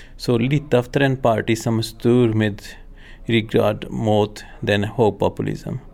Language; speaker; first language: Swedish; non-native, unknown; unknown